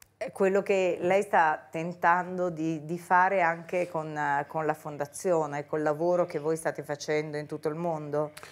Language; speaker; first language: Italian; native; Italian